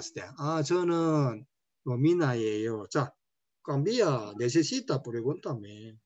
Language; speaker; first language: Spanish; non-native, learner; Korean